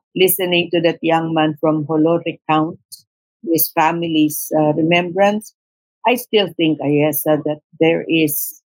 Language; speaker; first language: English; non-native, local second language; Tausug